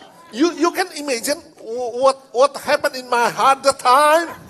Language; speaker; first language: English; non-native, learner; Indonesian